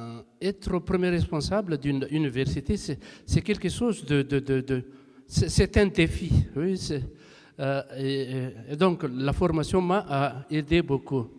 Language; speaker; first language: French; non-native, local second language; Malagasy